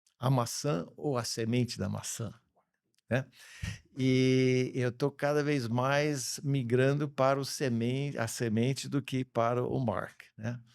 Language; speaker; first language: Portuguese; early bilingual, other home language; English